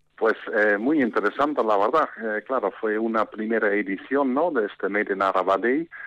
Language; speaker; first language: Spanish; non-native, fluent; Dutch